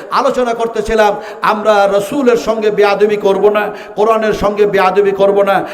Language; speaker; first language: Bangla; non-native, local second language; Urdu